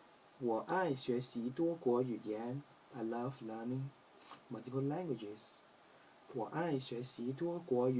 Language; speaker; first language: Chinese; early bilingual, heritage; Chinese